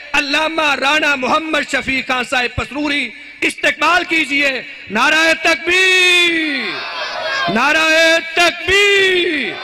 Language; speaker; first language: Urdu; non-native, local second language; Punjabi